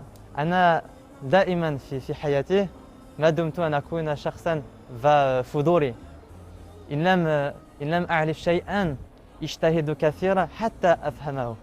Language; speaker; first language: Arabic; non-native, learner; French